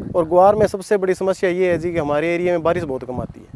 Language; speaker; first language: Hindi; native; Hindi